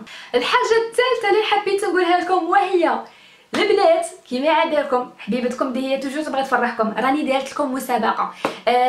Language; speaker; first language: Arabic; native; Arabic